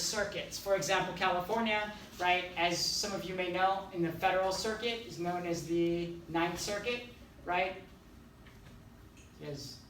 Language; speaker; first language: English; native; English